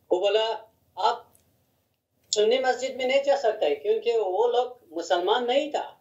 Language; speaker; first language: Hindi; non-native, learner; Hazaragi